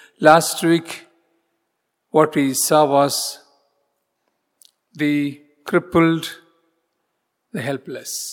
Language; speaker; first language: English; non-native, local second language; Tamil